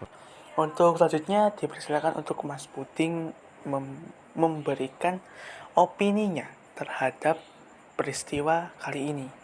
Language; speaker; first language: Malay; non-native, local second language; Javanese